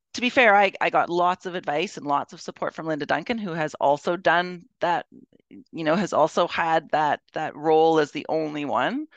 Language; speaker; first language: English; native; English